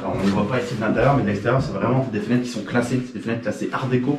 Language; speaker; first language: French; native; French